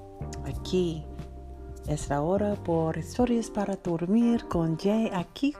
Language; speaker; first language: Spanish; non-native, learner; English